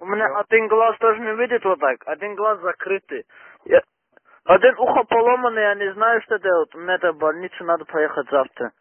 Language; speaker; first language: Russian; non-native, local second language; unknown